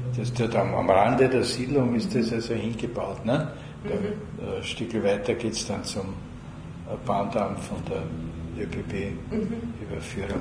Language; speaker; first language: German; native; German